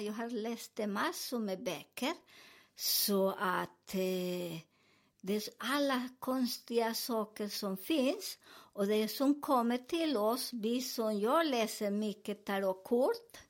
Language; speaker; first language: Swedish; non-native, learner; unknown